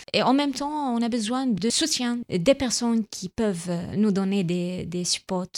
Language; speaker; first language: French; non-native, local second language; Arabic